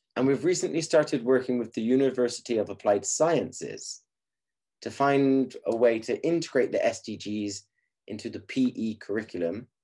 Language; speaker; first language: English; native; English